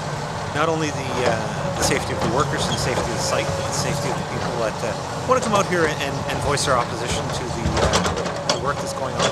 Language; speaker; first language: English; native; English